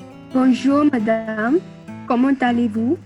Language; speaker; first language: French; non-native, learner; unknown